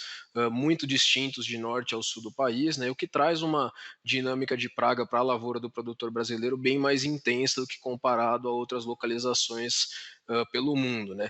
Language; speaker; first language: Portuguese; native; Portuguese